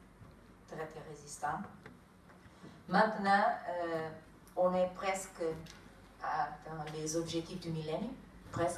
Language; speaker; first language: French; non-native, fluent; Kabuverdianu